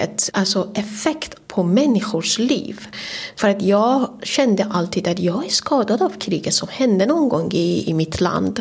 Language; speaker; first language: Swedish; non-native, fluent; Kurdish